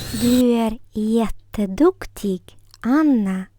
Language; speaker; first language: Swedish; non-native, fluent; Ukrainian